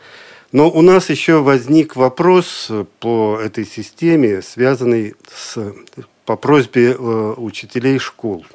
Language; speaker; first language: Russian; native; Russian